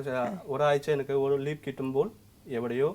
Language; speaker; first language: Malayalam; non-native, learner; Assamese